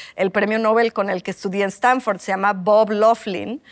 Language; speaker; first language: Spanish; native; Spanish